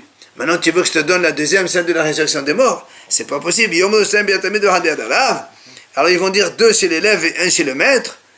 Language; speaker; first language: French; native; French